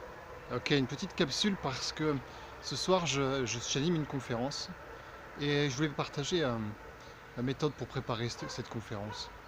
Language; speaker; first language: French; native; French